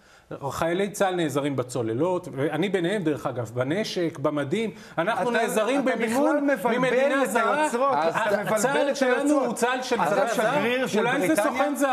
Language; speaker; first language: Hebrew; native; Hebrew